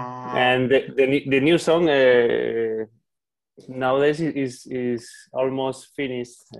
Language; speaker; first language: English; non-native, learner; Spanish